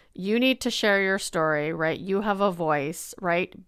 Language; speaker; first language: English; native; English